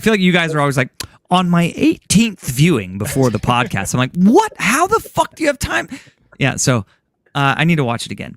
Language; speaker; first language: English; native; English